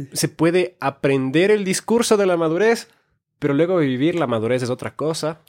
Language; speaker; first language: Spanish; early bilingual, heritage; Spanish